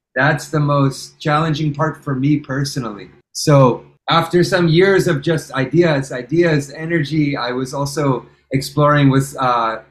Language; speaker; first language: English; native; English